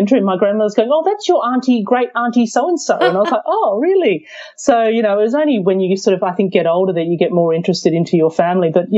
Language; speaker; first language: English; early bilingual, other home language; Cantonese